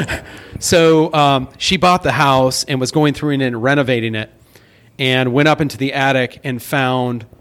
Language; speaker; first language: English; native; English